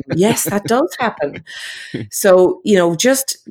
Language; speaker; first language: English; native; English